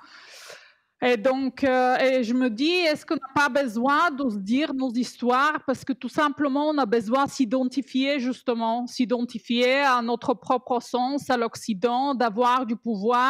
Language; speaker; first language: French; non-native, fluent; Bulgarian